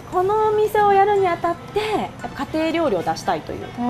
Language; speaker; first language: Japanese; native; Japanese